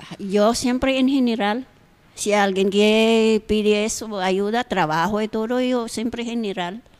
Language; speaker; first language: Spanish; non-native, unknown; Filipino